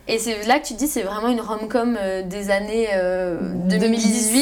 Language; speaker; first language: French; native; French